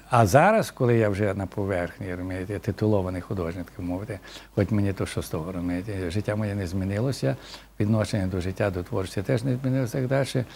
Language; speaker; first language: Ukrainian; native; Ukrainian